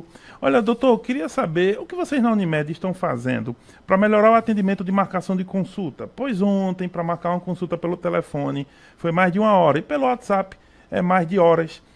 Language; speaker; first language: Portuguese; native; Portuguese